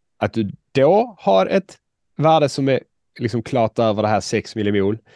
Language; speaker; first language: Swedish; native; Swedish